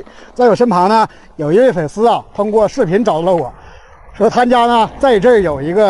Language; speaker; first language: Chinese; native; Chinese